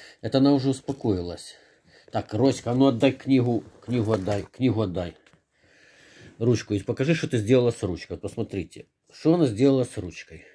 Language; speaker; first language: Russian; native; Russian